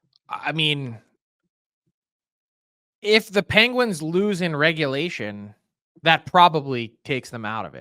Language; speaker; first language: English; native; English